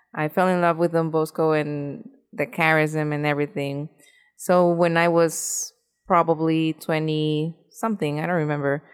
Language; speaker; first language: English; non-native, fluent; Spanish